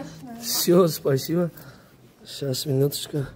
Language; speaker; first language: Russian; non-native, learner; Tajik